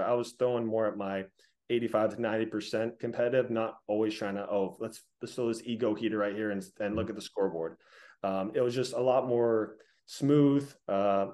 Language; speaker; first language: English; native; English